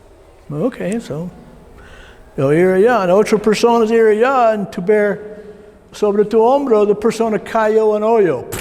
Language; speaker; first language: Spanish; non-native, learner; English